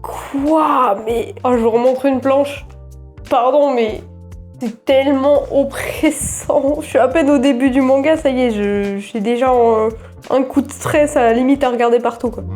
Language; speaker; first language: French; native; French